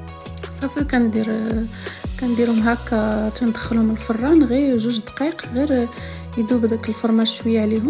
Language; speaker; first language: Arabic; native; Arabic